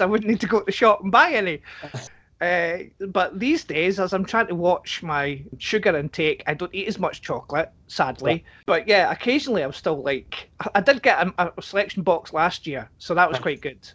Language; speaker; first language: English; native; English